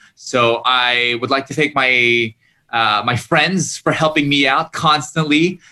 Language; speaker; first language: English; native; English